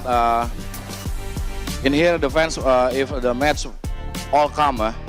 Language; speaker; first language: English; non-native, learner; Indonesian